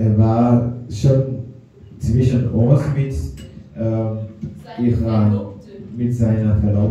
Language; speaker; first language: German; non-native, learner; French